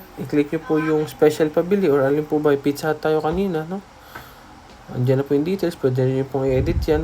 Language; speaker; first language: Filipino; native; Filipino